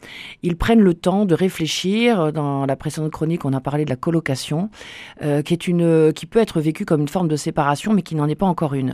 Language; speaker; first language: French; native; French